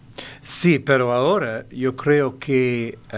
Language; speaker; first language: Spanish; non-native, fluent; English